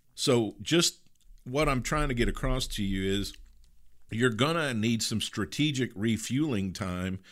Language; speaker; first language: English; native; English